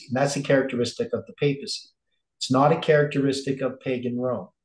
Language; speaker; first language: English; native; English